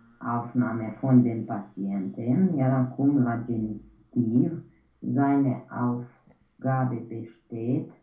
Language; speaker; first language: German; non-native, learner; Romanian